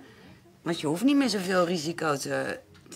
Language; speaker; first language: Dutch; native; Dutch